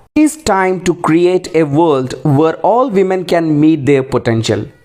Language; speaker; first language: English; non-native, local second language; Malayalam